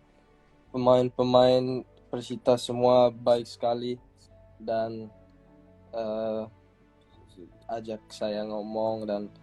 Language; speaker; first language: Indonesian; early bilingual, heritage; English